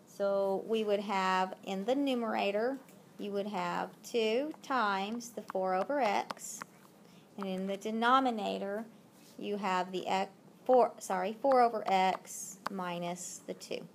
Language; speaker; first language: English; native; English